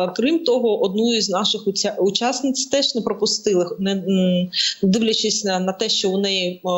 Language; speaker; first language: Ukrainian; native; Ukrainian